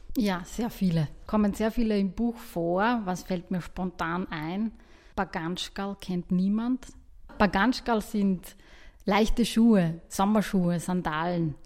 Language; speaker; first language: German; native; German